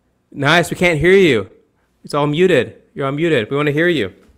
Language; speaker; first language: English; native; English